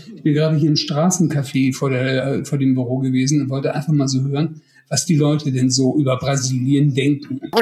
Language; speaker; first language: German; native; German